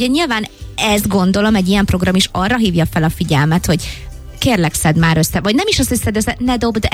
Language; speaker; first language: Hungarian; native; Hungarian